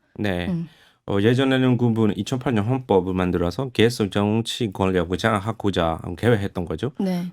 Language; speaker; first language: Korean; non-native, fluent; Burmese